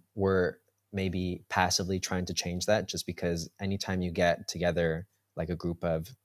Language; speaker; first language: English; early bilingual, heritage; Spanish